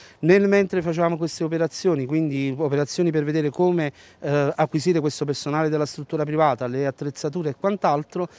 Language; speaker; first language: Italian; native; Italian